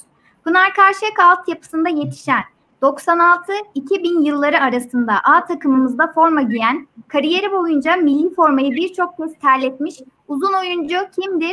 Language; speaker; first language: Turkish; native; Turkish